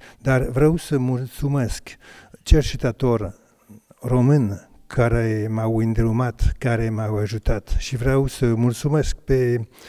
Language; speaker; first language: Romanian; non-native, learner; French